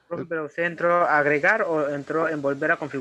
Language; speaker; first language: Spanish; native; Spanish